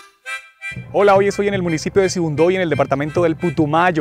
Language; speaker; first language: Spanish; native; Spanish